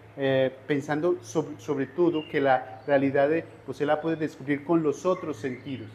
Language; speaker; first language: Portuguese; non-native, fluent; Spanish